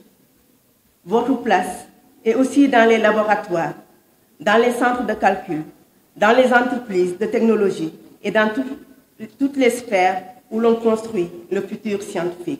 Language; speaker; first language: French; non-native, local second language; Wolof